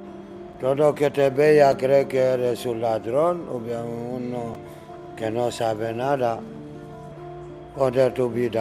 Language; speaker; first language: Spanish; non-native, learner; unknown